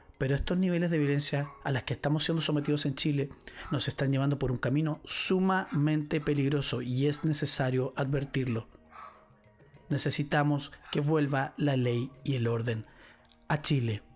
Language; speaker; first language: Spanish; native; Spanish